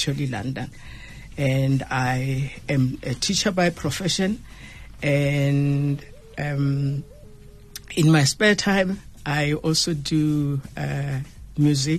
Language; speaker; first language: English; non-native, local second language; Northern Sotho